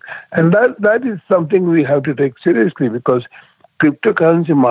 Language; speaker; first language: English; non-native, local second language; Gujarati